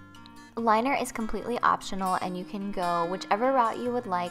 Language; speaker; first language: English; native; English